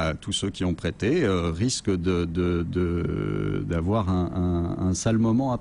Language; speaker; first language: French; native; French